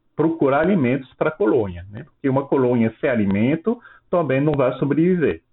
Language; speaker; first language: Portuguese; non-native, fluent; French